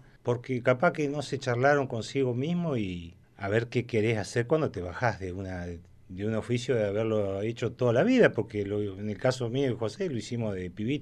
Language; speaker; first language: Spanish; native; Spanish